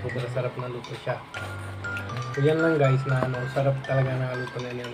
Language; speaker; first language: Filipino; non-native, learner; Punjabi